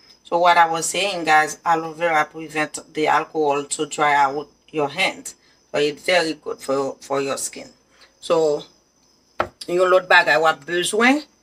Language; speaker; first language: English; non-native, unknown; Haitian Creole